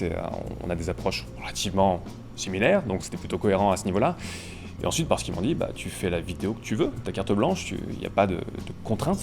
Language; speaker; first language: French; native; French